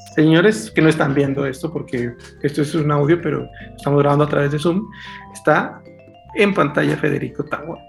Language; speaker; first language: Spanish; native; Spanish